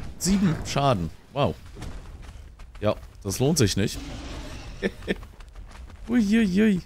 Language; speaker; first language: German; native; German